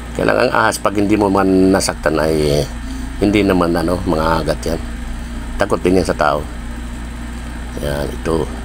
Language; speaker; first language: Filipino; non-native, local second language; Bikol